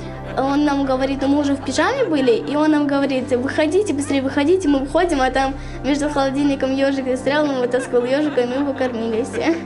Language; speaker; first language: Russian; native; Russian